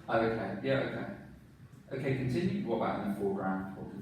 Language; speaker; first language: English; non-native, fluent; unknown